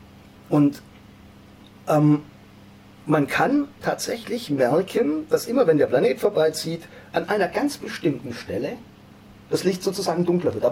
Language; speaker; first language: German; native; German